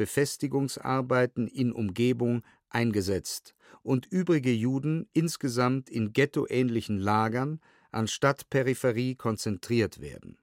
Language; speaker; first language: German; native; German